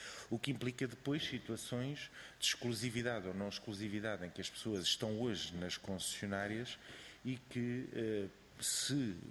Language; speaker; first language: Portuguese; native; Portuguese